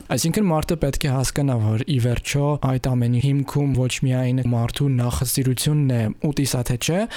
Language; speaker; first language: Armenian; native; Armenian